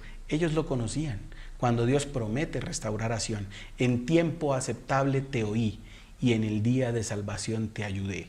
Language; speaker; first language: Spanish; native; Spanish